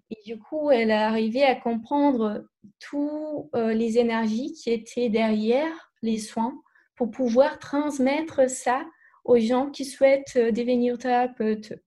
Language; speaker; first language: French; non-native, fluent; Portuguese